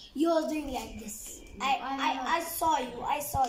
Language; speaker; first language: English; non-native, learner; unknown